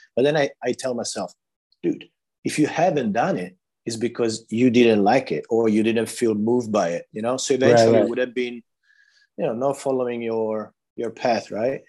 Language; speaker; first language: English; non-native, fluent; Italian